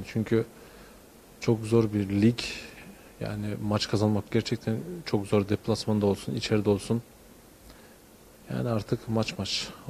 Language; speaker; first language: Turkish; early bilingual, heritage; Turkish